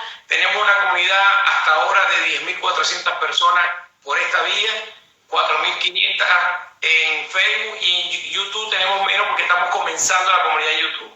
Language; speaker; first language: Spanish; native; Spanish